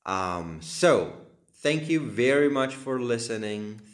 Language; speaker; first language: English; non-native, fluent; Slovak